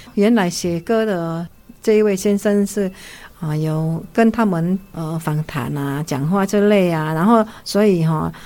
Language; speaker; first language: Chinese; non-native, fluent; Indonesian